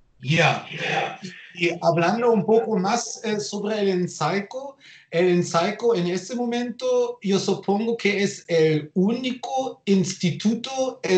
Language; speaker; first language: Spanish; non-native, fluent; German